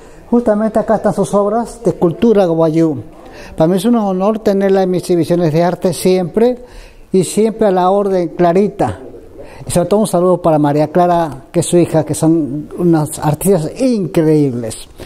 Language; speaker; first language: Spanish; native; Spanish